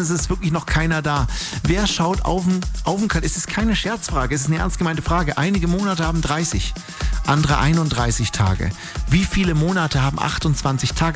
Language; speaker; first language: German; native; German